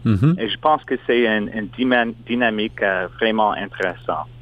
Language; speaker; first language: French; non-native, local second language; English